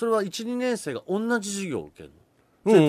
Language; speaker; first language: Japanese; native; Japanese